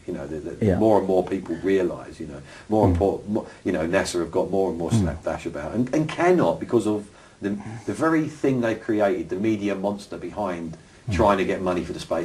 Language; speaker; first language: English; native; English